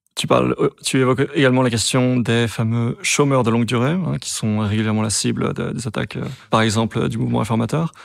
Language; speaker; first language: French; native; French